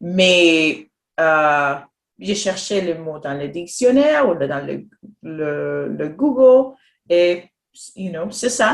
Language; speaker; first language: French; non-native, fluent; Spanish